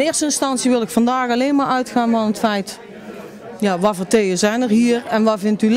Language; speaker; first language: Dutch; native; Dutch